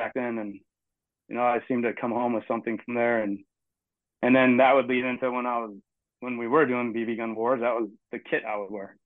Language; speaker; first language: English; native; English